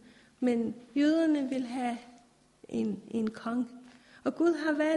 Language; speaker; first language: Danish; non-native, fluent; Persian